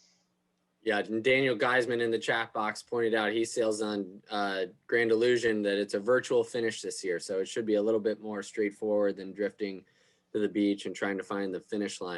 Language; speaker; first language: English; native; English